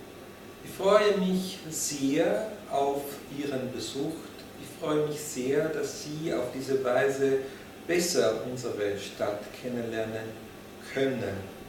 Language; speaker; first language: German; non-native, fluent; Italian